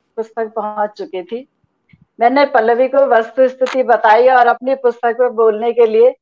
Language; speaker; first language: Hindi; native; Hindi